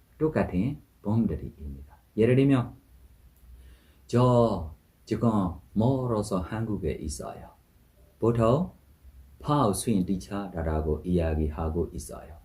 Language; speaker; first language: Korean; non-native, fluent; Burmese